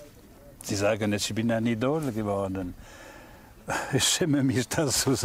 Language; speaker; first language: German; non-native, fluent; French